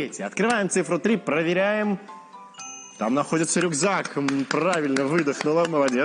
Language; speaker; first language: Russian; native; Russian